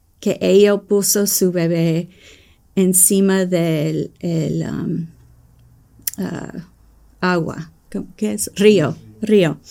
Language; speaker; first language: Spanish; early bilingual, heritage; English